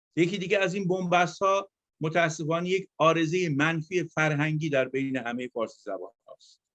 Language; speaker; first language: Persian; native; Persian